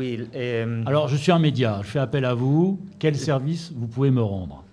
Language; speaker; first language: French; native; French